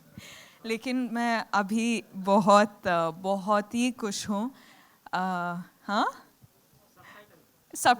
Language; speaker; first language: Hindi; non-native, local second language; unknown